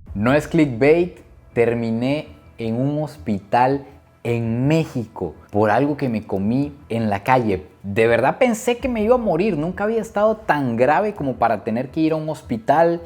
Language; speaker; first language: Spanish; native; Spanish